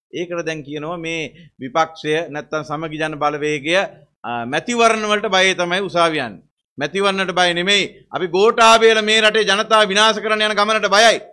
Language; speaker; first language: Sinhala; native; Sinhala